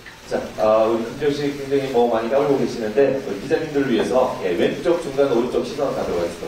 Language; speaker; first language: Korean; native; Korean